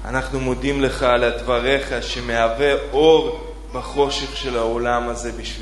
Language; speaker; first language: Hebrew; non-native, fluent; Russian